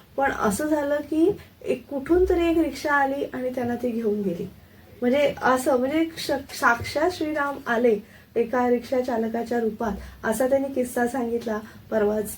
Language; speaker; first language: Marathi; native; Marathi